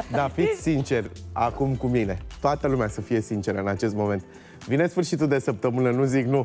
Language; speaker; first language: Romanian; native; Romanian